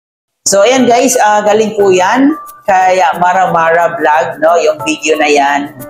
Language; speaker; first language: Filipino; native; Filipino